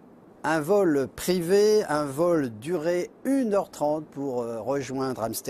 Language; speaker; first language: French; native; French